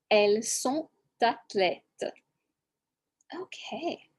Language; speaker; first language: French; non-native, fluent; English